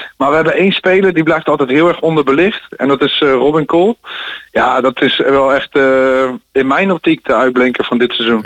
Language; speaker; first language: Dutch; native; Dutch